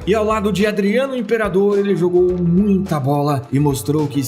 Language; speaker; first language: Portuguese; native; Portuguese